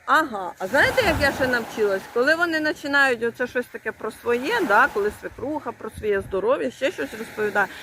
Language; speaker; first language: Ukrainian; native; Ukrainian